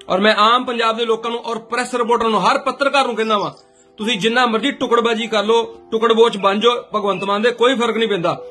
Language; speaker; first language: Hindi; non-native, local second language; Punjabi